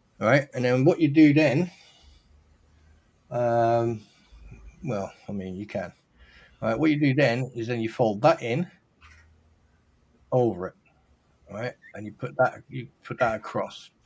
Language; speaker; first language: English; native; English